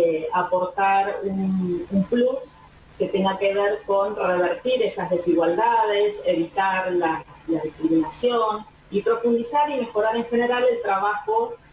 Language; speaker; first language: Spanish; native; Spanish